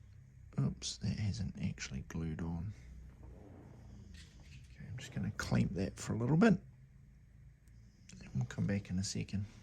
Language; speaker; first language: English; native; English